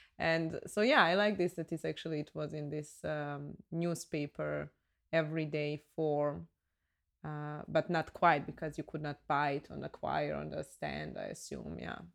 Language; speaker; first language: English; non-native, fluent; Serbian